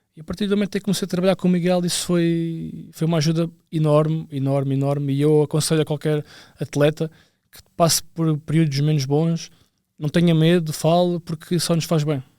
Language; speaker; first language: Portuguese; native; Portuguese